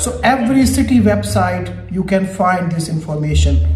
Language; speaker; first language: English; non-native, local second language; Hindi